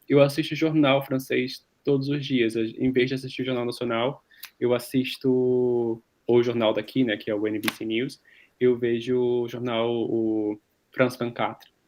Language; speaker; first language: Portuguese; native; Portuguese